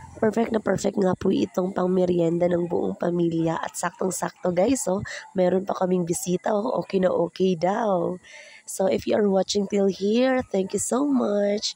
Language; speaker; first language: Filipino; non-native, local second language; Cebuano